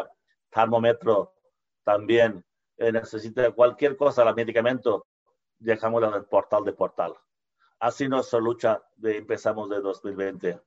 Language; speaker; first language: Spanish; non-native, learner; Bangla